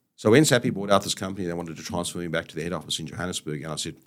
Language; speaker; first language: English; native; English